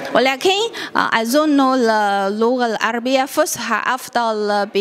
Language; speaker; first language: Arabic; non-native, learner; Chinese